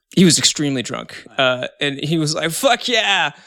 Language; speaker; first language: English; native; English